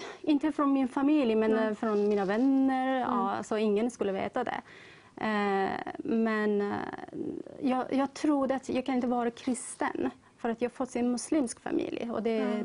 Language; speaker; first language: Swedish; non-native, learner; Persian